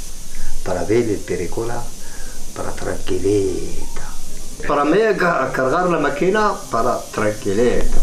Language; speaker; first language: Spanish; non-native, learner; Arabic